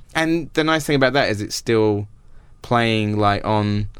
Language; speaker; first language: English; native; English